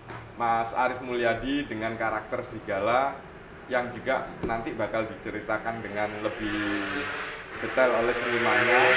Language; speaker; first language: Indonesian; non-native, local second language; Javanese